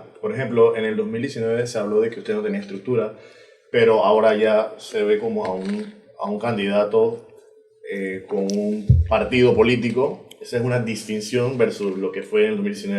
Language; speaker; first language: Spanish; native; Spanish